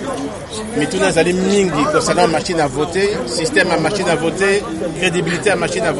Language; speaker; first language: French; non-native, local second language; Lingala